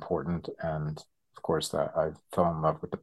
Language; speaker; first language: English; native; English